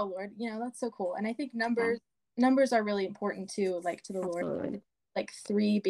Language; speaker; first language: English; native; English